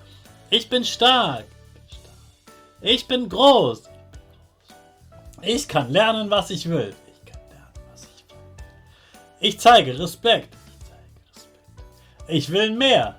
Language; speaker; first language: German; native; German